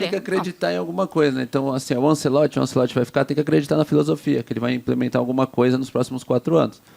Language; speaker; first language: Portuguese; native; Portuguese